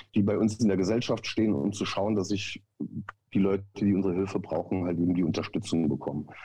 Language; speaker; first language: German; native; German